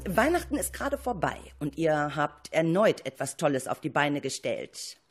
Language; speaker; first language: German; native; German